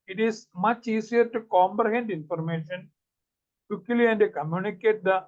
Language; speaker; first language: English; non-native, local second language; Malayalam